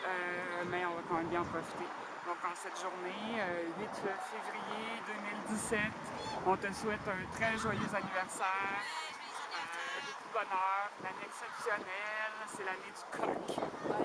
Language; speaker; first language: French; native; French